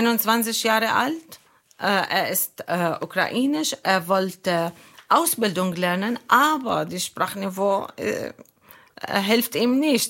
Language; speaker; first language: German; non-native, local second language; Arabic